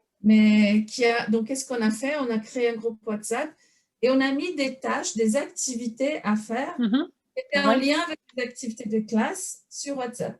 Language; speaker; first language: French; non-native, fluent; Portuguese